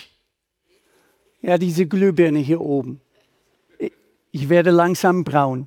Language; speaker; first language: German; native; German